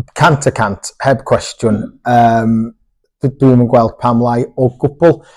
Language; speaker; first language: Welsh; non-native, local second language; English